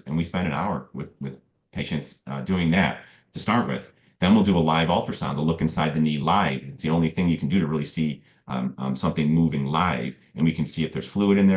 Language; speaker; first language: English; native; English